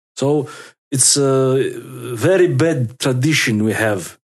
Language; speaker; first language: English; non-native, learner; Russian